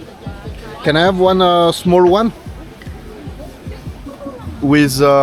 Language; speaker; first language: English; non-native, learner; French